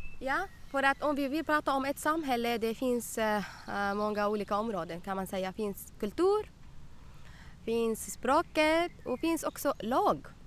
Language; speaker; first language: Swedish; non-native, learner; Arabic